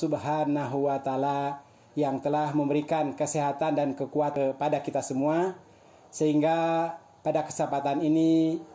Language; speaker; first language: Indonesian; native; Indonesian